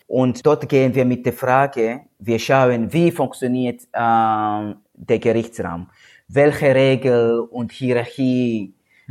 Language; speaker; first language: German; non-native, learner; Swahili